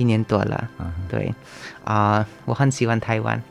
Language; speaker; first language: Chinese; non-native, learner; Nepali